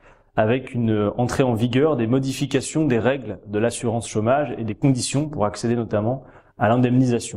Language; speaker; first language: French; native; French